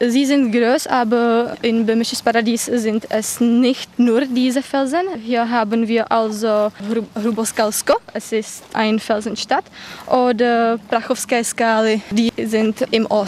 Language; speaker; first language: German; non-native, fluent; Czech